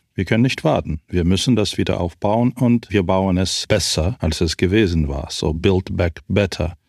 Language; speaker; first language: German; non-native, fluent; Ukrainian